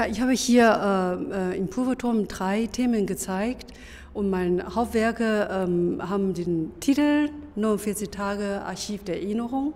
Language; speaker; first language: German; non-native, fluent; Chinese